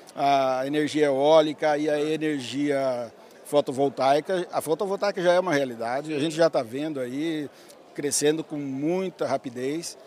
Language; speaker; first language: Portuguese; native; Portuguese